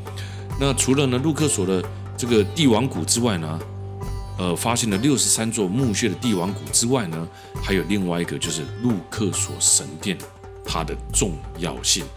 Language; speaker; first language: Chinese; native; Chinese